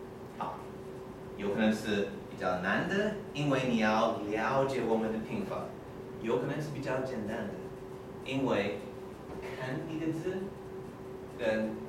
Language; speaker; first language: Chinese; non-native, fluent; English